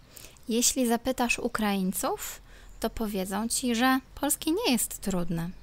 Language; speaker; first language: Polish; non-native, local second language; Ukrainian